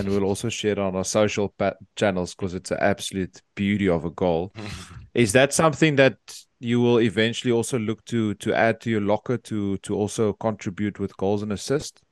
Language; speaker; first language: English; non-native, local second language; Afrikaans